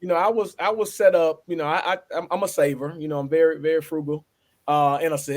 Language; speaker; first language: English; native; English